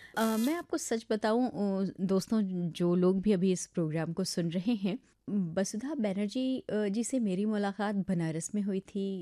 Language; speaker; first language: Hindi; native; Hindi